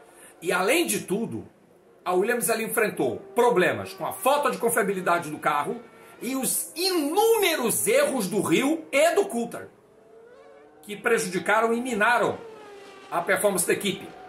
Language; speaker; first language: Portuguese; native; Portuguese